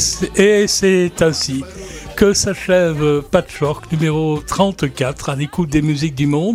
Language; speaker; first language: French; native; French